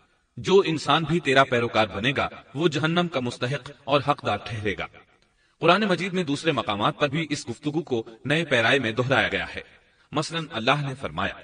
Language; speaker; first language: Urdu; native; Urdu